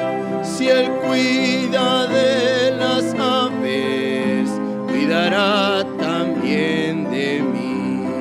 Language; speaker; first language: Spanish; native; Spanish